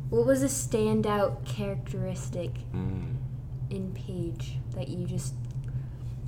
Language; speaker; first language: English; native; English